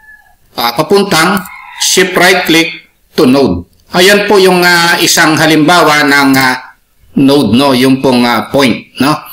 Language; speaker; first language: Filipino; native; Filipino